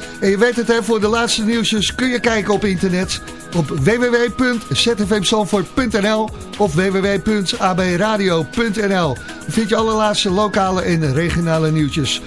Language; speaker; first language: Dutch; native; Dutch